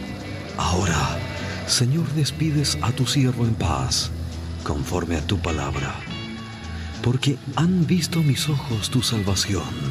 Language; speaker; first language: Spanish; native; Spanish